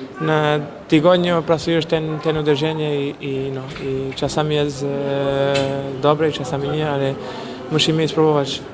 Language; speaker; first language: Polish; non-native, fluent; Portuguese